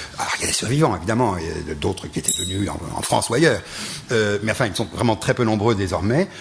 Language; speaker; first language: French; non-native, local second language; Ladino